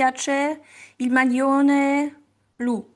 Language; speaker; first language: Italian; non-native, learner; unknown